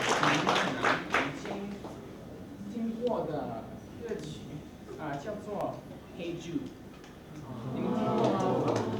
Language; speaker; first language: Chinese; non-native, learner; English